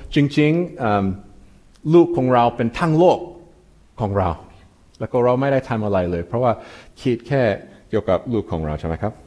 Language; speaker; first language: Thai; non-native, fluent; English